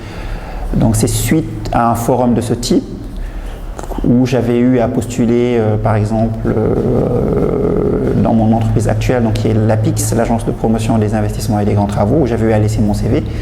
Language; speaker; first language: French; non-native, local second language; Wolof